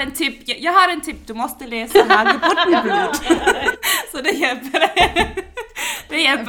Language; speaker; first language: Swedish; non-native, fluent; German